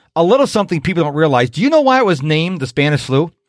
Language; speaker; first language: English; native; English